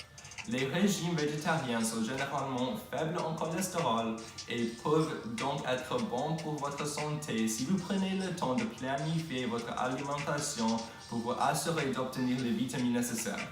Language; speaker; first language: French; non-native, learner; English